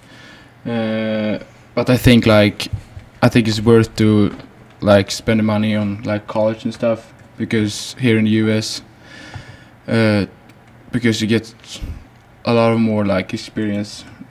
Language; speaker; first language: English; non-native, fluent; Swedish